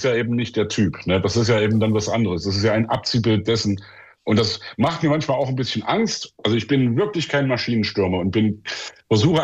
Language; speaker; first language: German; native; German